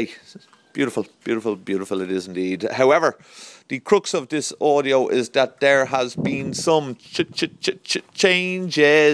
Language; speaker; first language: English; native; English